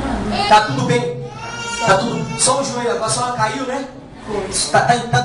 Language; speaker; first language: Portuguese; native; Portuguese